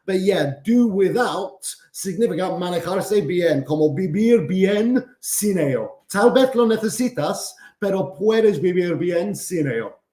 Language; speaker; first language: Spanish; non-native, fluent; English